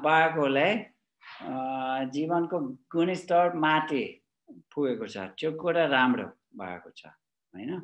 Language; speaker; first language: Nepali; non-native, fluent; English